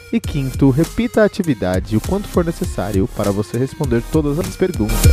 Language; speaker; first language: Portuguese; native; Portuguese